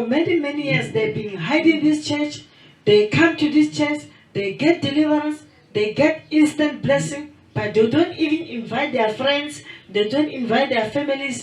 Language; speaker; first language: English; non-native, local second language; Zulu